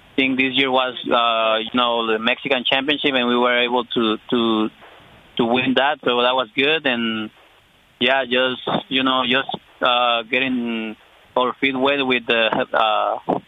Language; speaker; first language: English; non-native, fluent; Spanish